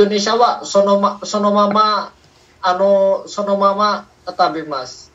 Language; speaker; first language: Japanese; non-native, learner; Indonesian